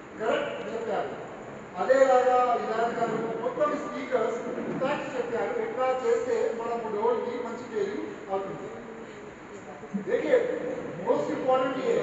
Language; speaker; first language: Telugu; non-native, local second language; Hindi